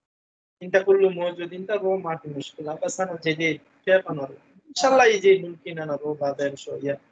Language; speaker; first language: Arabic; non-native, learner; Bangla